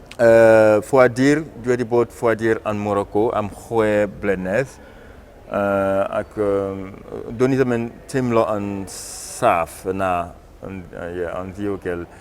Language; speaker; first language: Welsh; non-native, learner; French